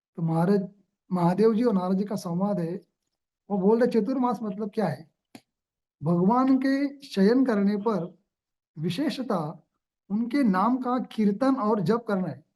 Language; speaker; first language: Hindi; non-native, local second language; Marathi